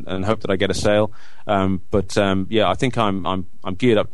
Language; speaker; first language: English; native; English